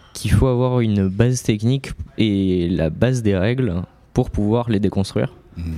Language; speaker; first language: French; native; French